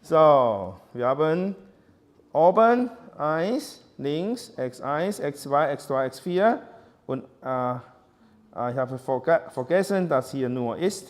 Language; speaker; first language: German; non-native, learner; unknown